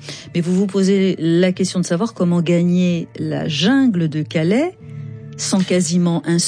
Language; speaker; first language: French; native; French